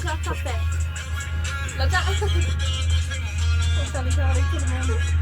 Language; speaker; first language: French; non-native, fluent; German